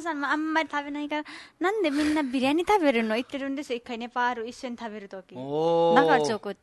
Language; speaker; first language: Japanese; non-native, learner; Nepali